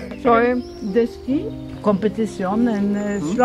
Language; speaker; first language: Spanish; non-native, learner; Norwegian